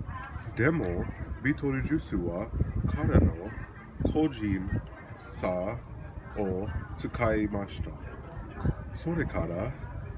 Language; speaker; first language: Japanese; non-native, learner; English